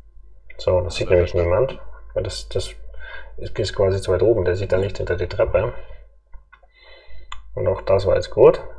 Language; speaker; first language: German; native; German